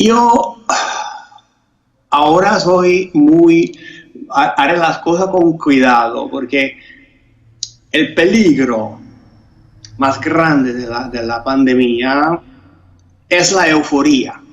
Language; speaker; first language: Spanish; non-native, fluent; Italian